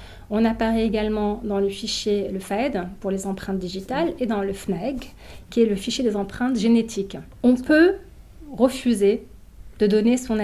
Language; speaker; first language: French; native; French